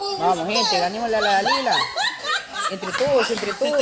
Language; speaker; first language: Spanish; native; Spanish